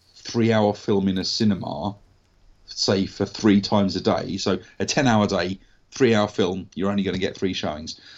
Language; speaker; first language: English; native; English